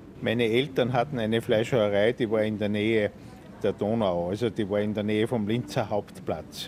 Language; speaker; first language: German; native; German